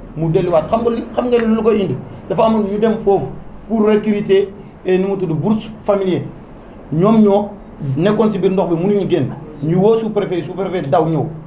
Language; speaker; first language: Wolof; non-native, local second language; Soninke